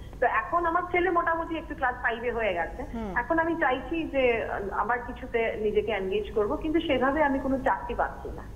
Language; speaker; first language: Bangla; native; Bangla